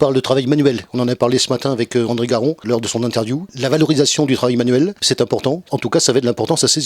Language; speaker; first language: French; native; French